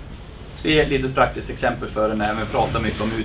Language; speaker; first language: Swedish; native; Swedish